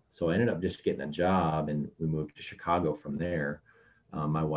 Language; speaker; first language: English; native; English